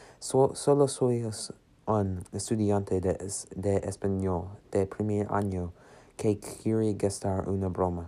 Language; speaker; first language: Spanish; non-native, learner; English